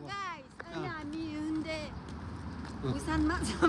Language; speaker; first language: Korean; non-native, learner; Nepali